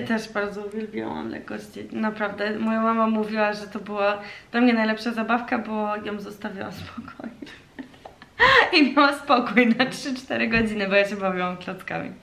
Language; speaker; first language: Polish; early bilingual, heritage; Polish